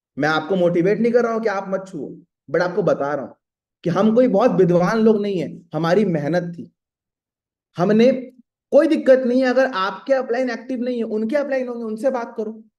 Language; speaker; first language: Hindi; native; Hindi